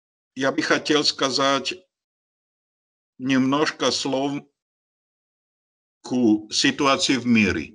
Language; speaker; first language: Russian; non-native, learner; Slovak